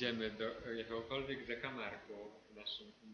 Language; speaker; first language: Polish; native; Polish